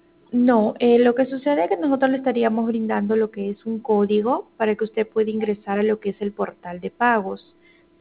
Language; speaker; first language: Spanish; native; Spanish